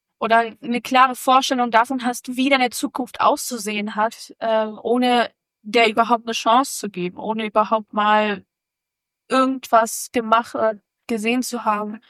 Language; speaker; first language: German; native; German